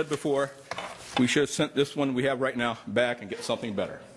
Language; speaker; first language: English; native; English